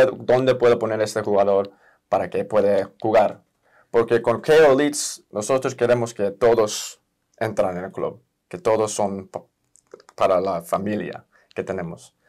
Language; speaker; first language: Spanish; early bilingual, heritage; Spanish